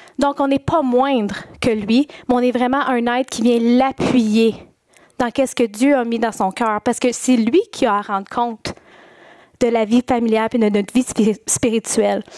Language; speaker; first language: French; native; French